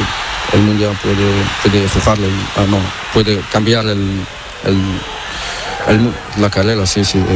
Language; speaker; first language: Spanish; non-native, learner; Portuguese